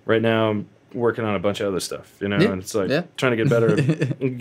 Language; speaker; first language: English; native; English